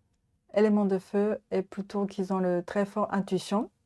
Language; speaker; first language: French; non-native, learner; Japanese